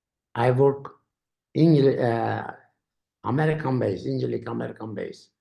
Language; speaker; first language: English; non-native, learner; Turkish